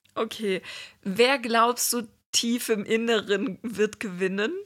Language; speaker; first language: German; native; German